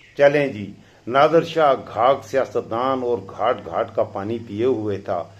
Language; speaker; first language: Urdu; non-native, local second language; Pashto